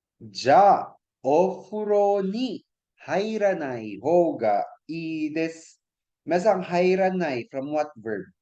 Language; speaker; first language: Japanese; non-native, fluent; Cebuano